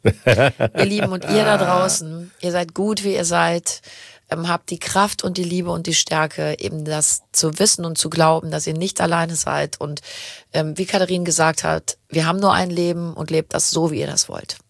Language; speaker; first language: German; native; German